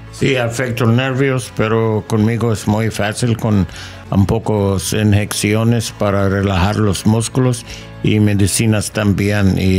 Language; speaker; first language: Spanish; non-native, learner; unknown